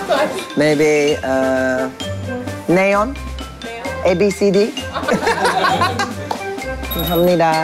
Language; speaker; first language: English; non-native, learner; Korean